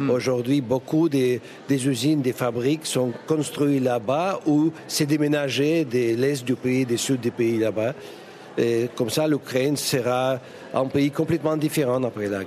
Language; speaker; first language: French; non-native, fluent; Russian